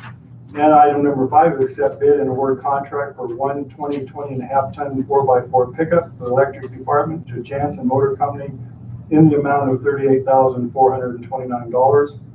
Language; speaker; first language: English; native; English